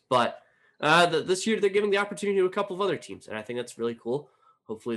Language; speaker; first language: English; native; English